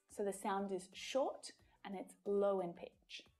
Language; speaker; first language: English; native; English